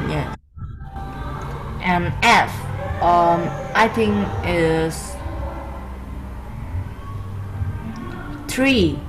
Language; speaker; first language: English; non-native, learner; Vietnamese